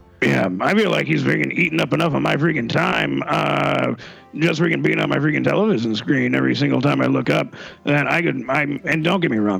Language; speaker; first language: English; native; English